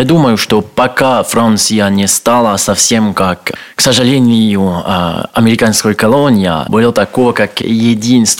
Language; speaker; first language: Russian; non-native, learner; French